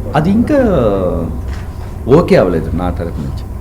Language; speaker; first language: Telugu; non-native, learner; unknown